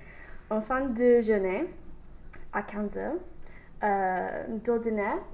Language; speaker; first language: French; non-native, learner; English